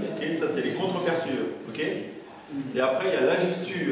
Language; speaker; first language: French; native; French